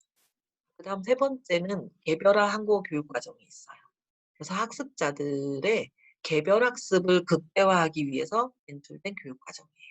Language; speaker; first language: Korean; native; Korean